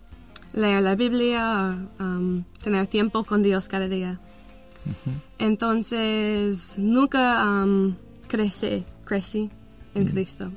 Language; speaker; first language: Spanish; non-native, learner; English